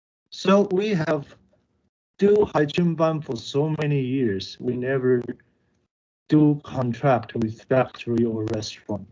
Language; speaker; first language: English; non-native, learner; Chinese